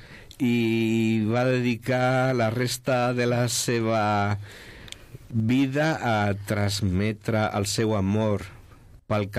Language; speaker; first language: Catalan; non-native, local second language; Spanish